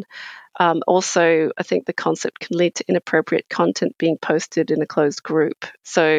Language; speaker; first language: English; native; English